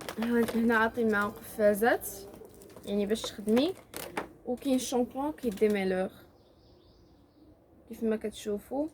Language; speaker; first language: Arabic; native; Arabic